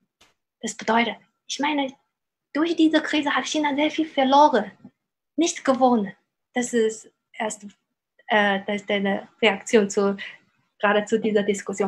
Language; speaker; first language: German; non-native, fluent; Chinese